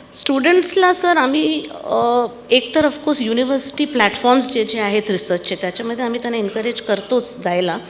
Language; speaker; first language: Marathi; non-native, local second language; Punjabi